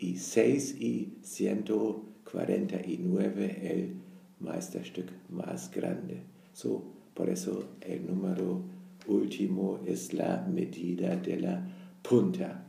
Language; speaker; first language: Spanish; non-native, fluent; German